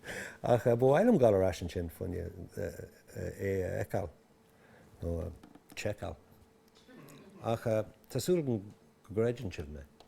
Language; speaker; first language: Irish; non-native, local second language; English